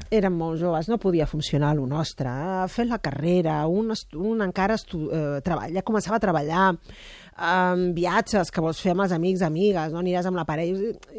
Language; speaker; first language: Catalan; native; Catalan